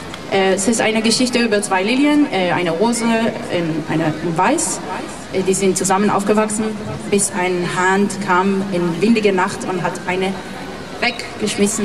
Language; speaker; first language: German; non-native, fluent; Hebrew